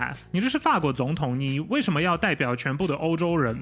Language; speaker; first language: Chinese; non-native, fluent; Polish